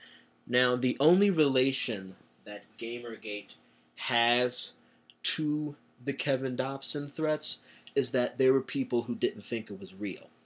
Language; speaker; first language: English; native; English